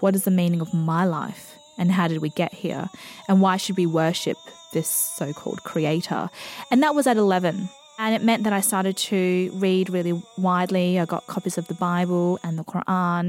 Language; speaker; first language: English; native; English